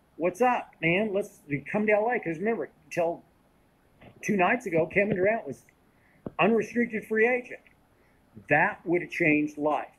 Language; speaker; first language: English; native; English